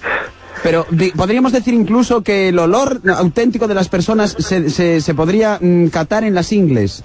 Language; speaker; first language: Spanish; native; Spanish